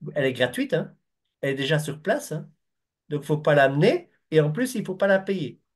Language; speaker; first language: French; native; French